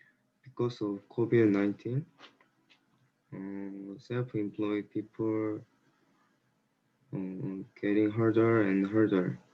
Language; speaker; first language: English; non-native, learner; Korean